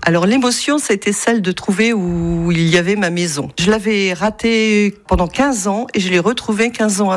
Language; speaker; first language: French; native; French